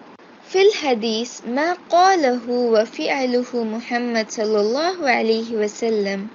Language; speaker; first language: Arabic; non-native, learner; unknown